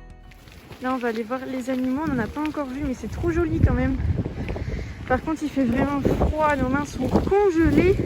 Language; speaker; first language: French; native; French